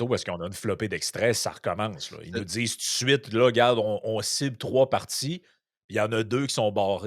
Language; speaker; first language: French; native; French